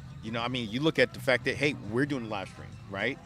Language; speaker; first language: English; native; English